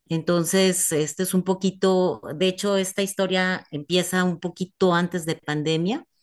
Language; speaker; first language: Spanish; native; Spanish